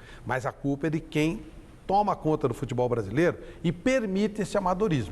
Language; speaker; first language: Portuguese; native; Portuguese